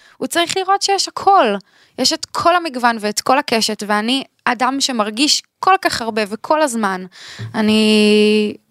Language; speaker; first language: Hebrew; native; Hebrew